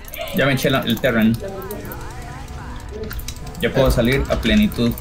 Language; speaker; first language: Spanish; native; Spanish